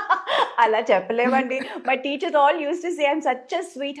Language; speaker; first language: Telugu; non-native, local second language; Tamil